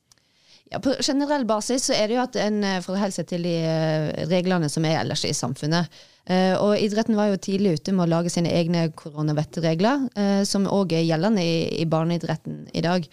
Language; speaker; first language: Norwegian; native; Norwegian